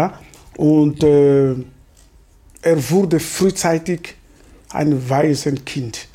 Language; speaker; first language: German; non-native, fluent; Lingala